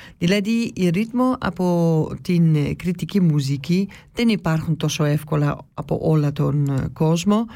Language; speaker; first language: Greek; early bilingual, heritage; Greek